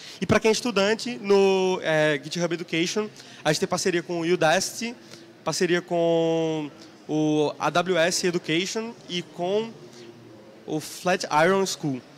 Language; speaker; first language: Portuguese; native; Portuguese